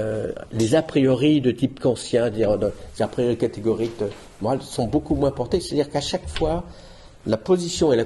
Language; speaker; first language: French; native; French